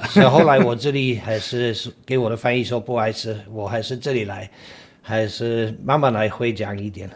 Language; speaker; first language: Chinese; non-native, learner; English